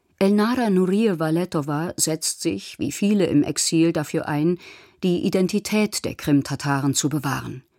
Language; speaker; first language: German; native; German